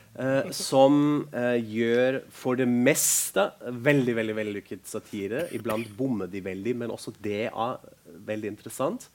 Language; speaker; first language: Norwegian; non-native, fluent; German